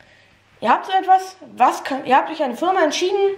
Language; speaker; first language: German; native; German